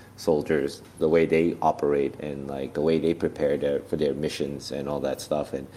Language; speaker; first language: English; native; English